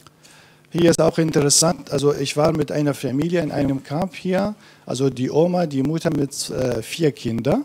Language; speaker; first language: German; non-native, fluent; Kurdish